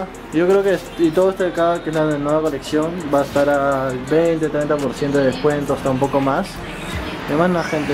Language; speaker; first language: Spanish; native; Spanish